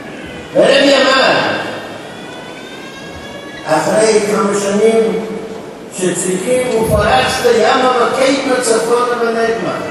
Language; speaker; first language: Hebrew; non-native, fluent; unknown